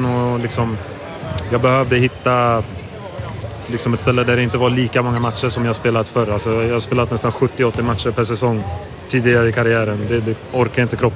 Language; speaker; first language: Swedish; native; Swedish